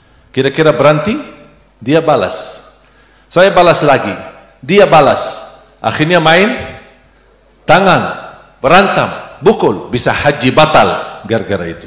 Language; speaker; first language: Indonesian; non-native, fluent; Arabic